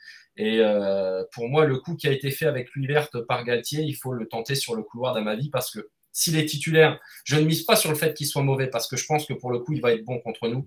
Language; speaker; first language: French; native; French